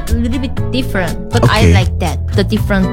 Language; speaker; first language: English; non-native, learner; Korean